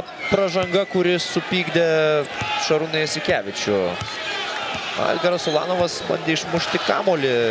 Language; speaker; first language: Lithuanian; native; Lithuanian